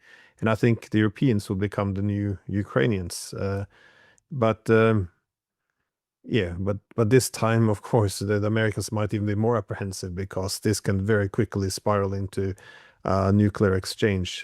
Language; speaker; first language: English; non-native, fluent; Norwegian